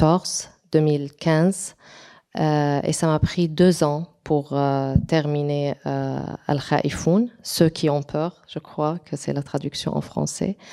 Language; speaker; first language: French; non-native, local second language; Arabic